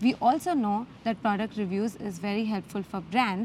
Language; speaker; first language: English; non-native, local second language; Gujarati